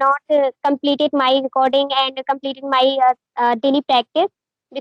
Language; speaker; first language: English; non-native, learner; Hindi